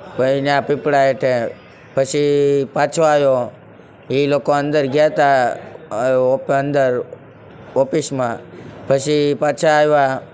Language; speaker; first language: Gujarati; native; Gujarati